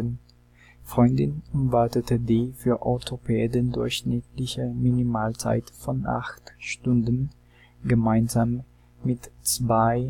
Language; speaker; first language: German; non-native, learner; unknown